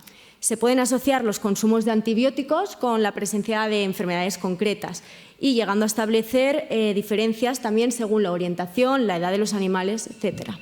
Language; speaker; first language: Spanish; native; Spanish